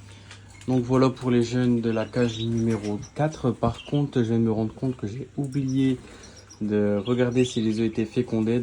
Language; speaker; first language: French; native; French